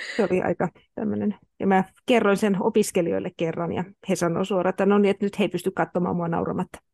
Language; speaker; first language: Finnish; native; Finnish